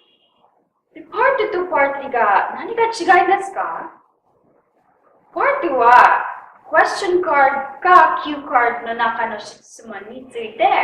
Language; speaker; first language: Japanese; non-native, learner; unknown